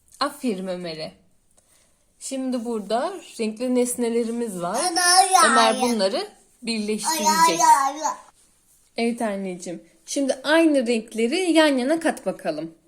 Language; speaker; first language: Turkish; native; Turkish